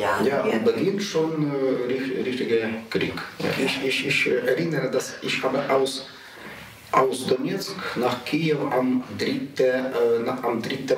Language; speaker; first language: German; non-native, learner; Ukrainian